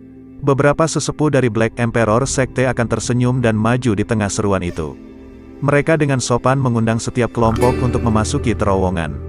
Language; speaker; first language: Indonesian; native; Indonesian